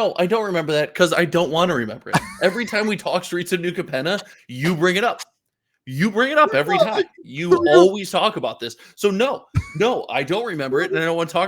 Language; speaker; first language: English; native; English